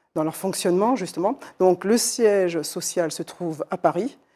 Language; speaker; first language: French; native; French